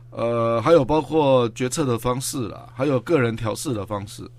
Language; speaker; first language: Chinese; native; Chinese